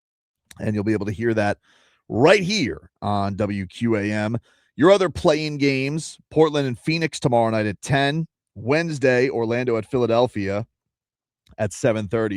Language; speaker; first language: English; native; English